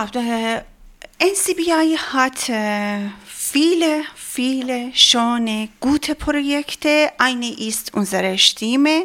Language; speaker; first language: German; non-native, learner; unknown